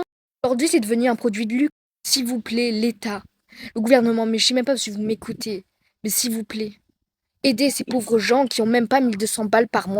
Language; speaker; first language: French; native; French